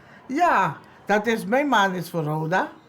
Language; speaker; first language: Dutch; non-native, local second language; Papiamento